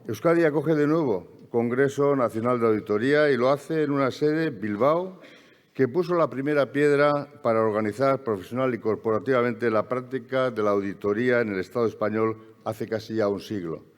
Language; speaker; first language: Spanish; native; Spanish